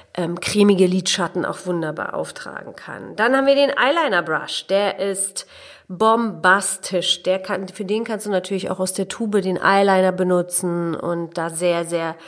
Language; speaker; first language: German; early bilingual, other home language; Polish